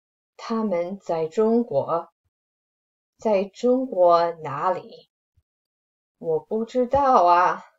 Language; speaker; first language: Chinese; non-native, fluent; English